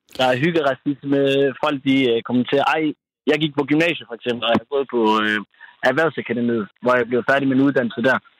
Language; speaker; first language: Danish; early bilingual, other home language; Somali